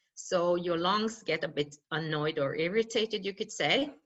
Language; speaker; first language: English; non-native, fluent; Norwegian